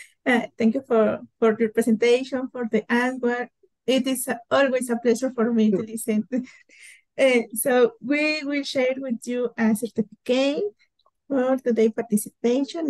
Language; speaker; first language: English; non-native, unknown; Spanish